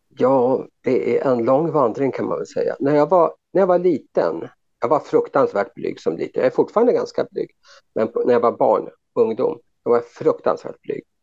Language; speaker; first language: Swedish; native; Swedish